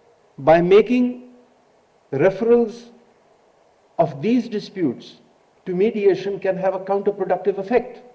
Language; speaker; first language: English; non-native, local second language; Urdu